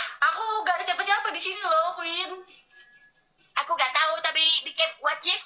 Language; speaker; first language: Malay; non-native, learner; Vietnamese